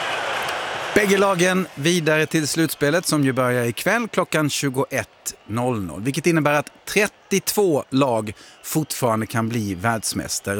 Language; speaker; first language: Swedish; native; Swedish